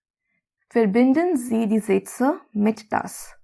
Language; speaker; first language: German; non-native, fluent; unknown